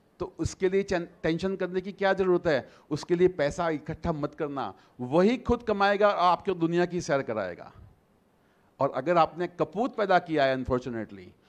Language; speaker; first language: Hindi; non-native, local second language; Gujarati